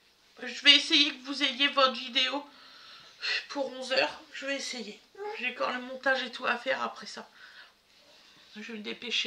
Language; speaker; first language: French; native; French